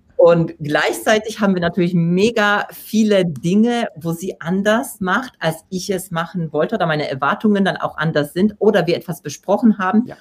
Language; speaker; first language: German; non-native, fluent; Polish